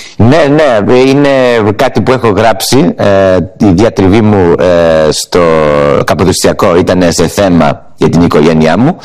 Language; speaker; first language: Greek; early bilingual, heritage; English